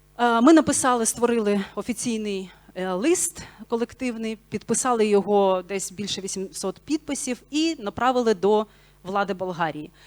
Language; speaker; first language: Ukrainian; non-native, local second language; Bulgarian